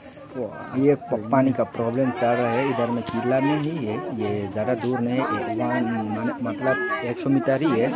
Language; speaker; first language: Hindi; non-native, local second language; Kok Borok